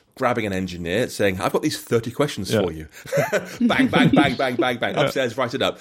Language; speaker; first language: English; native; English